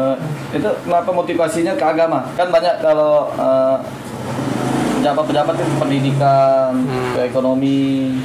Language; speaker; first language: Malay; native; Malay